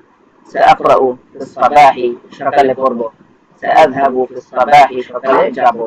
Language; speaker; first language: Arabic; non-native, fluent; Bangla